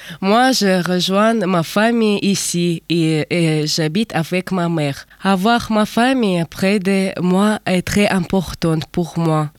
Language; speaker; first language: French; non-native, learner; Russian